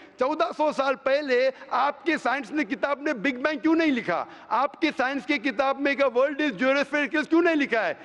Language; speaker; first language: Hindi; non-native, local second language; Konkani